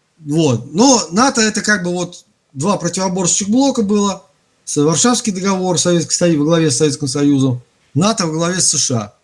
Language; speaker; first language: Russian; native; Russian